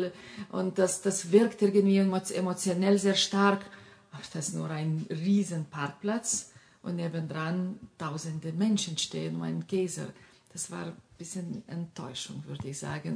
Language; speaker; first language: German; non-native, fluent; Lithuanian